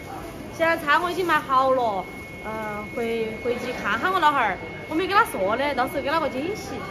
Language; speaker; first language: Chinese; native; Chinese